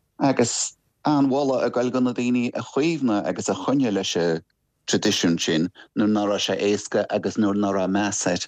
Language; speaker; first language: Irish; non-native, local second language; English